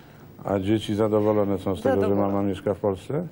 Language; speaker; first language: Polish; native; Polish